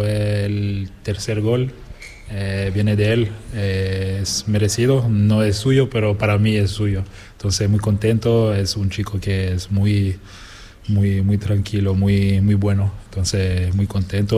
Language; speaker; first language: Spanish; non-native, fluent; French